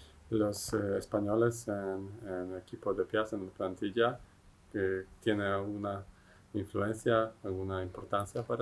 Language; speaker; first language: Spanish; non-native, fluent; Polish